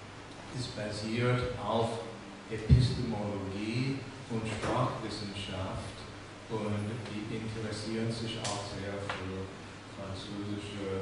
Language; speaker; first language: German; non-native, fluent; English